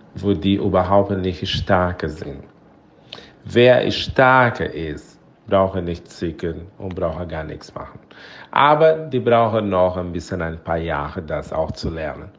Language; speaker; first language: German; non-native, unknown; Portuguese